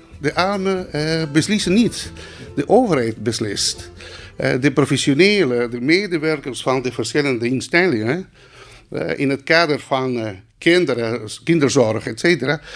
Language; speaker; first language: Dutch; non-native, local second language; Spanish